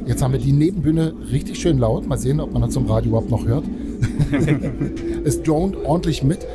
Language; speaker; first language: German; native; German